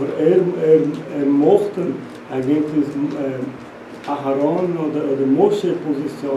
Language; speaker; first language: German; non-native, learner; Portuguese